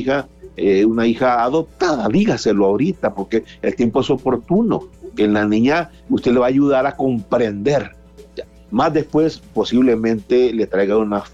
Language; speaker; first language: Spanish; native; Spanish